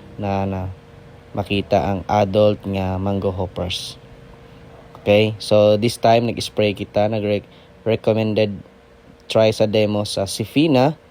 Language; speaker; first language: Cebuano; non-native, local second language; Hiligaynon